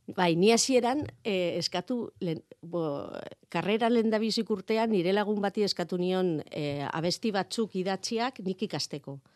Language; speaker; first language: Basque; non-native, local second language; Spanish